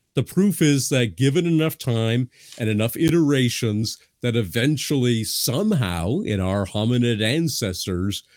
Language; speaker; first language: English; native; English